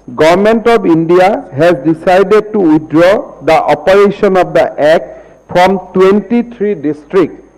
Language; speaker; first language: English; non-native, local second language; Assamese